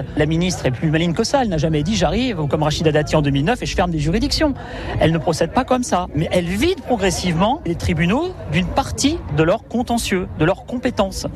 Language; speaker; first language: French; native; French